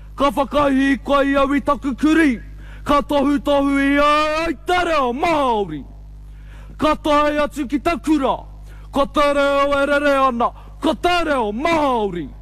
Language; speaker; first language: Māori; native; Māori